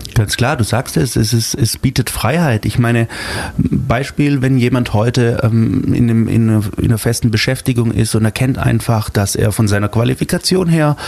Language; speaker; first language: German; native; German